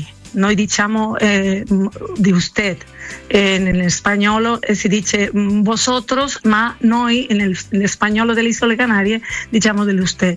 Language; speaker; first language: Italian; non-native, learner; Spanish